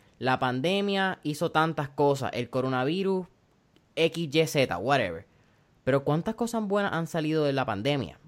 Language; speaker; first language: Spanish; native; Spanish